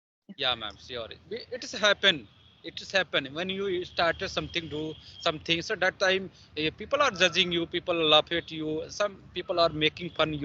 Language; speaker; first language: English; non-native, learner; Hindi